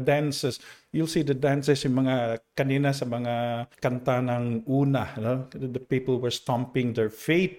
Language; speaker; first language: English; non-native, local second language; Cebuano